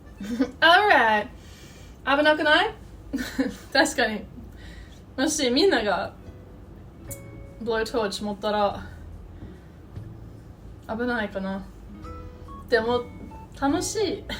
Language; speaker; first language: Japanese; non-native, learner; English